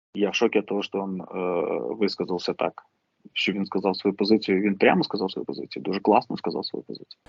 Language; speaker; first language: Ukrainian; non-native, local second language; Russian